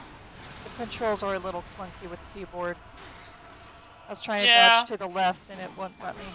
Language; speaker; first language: English; native; English